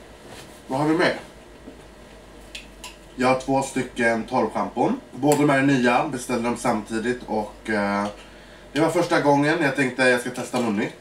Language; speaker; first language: Swedish; early bilingual, other home language; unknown